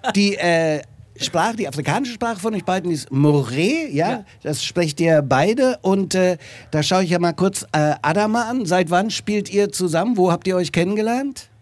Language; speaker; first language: German; native; German